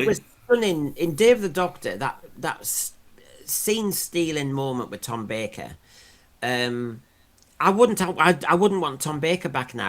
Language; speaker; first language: English; native; English